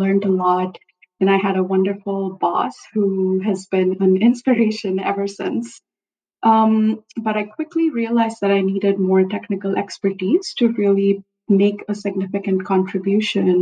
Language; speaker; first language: English; non-native, local second language; Hindi